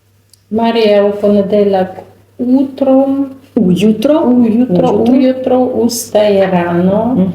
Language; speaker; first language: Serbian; non-native, learner; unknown